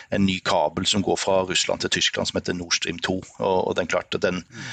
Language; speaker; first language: Norwegian; native; Norwegian